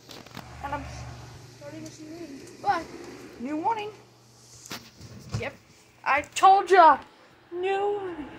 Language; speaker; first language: English; native; English